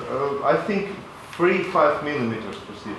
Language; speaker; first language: English; non-native, local second language; Latvian